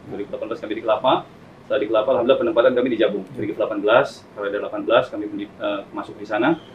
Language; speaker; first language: Indonesian; early bilingual, other home language; Arabic